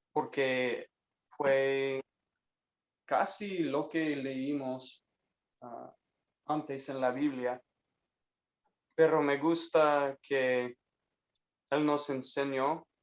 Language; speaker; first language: Spanish; non-native, fluent; English